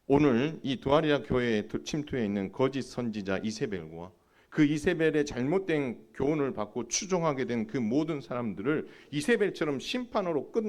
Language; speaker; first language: Korean; native; Korean